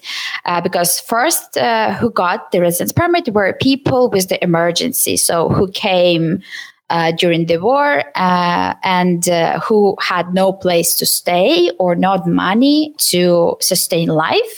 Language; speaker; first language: English; non-native, fluent; Ukrainian